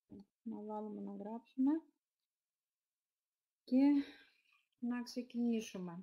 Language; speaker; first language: Greek; non-native, fluent; Russian